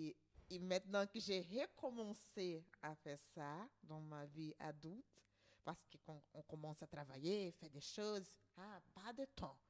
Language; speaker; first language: French; non-native, learner; Portuguese